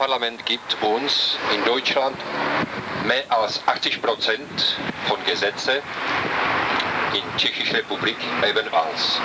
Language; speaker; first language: German; non-native, learner; Czech